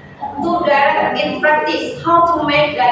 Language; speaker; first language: English; non-native, learner; Indonesian